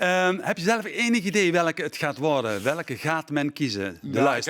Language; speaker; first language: Dutch; native; Dutch